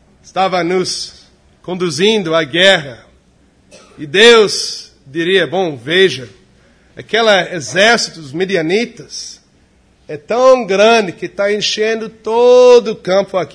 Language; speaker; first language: Portuguese; non-native, fluent; English